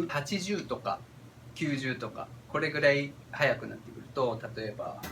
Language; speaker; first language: Japanese; native; Japanese